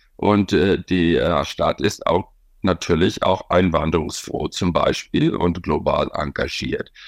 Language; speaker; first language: German; non-native, fluent; English